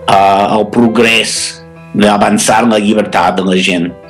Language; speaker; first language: Catalan; non-native, fluent; English